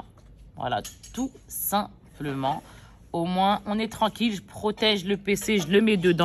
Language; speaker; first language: French; native; French